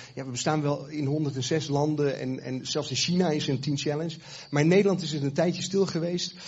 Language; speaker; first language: Dutch; early bilingual, heritage; Dutch